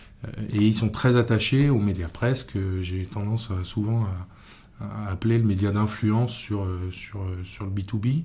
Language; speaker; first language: French; native; French